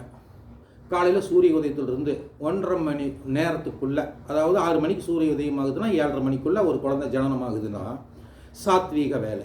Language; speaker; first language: Tamil; native; Tamil